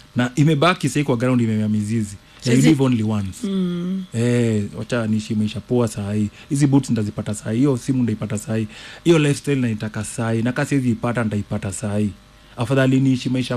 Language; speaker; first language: Swahili; native; Swahili